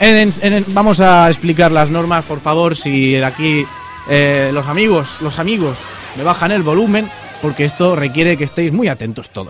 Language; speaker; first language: Spanish; native; Spanish